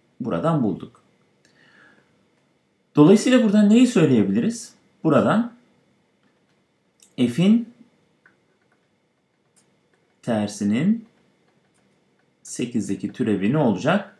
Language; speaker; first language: Turkish; native; Turkish